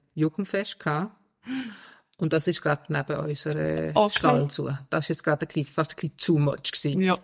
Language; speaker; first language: German; non-native, fluent; Danish